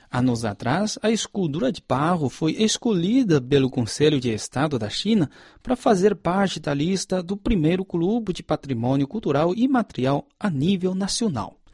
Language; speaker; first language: Portuguese; non-native, fluent; Chinese